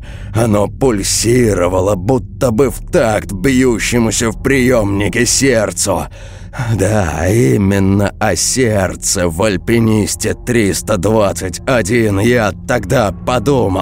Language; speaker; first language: Russian; native; Russian